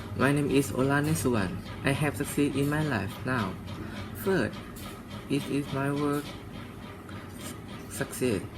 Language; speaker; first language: English; non-native, learner; Thai